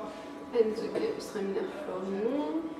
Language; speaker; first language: English; non-native, learner; French